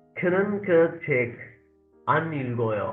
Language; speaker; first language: Korean; non-native, learner; Sinhala